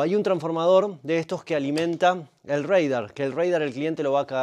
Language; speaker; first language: Spanish; native; Spanish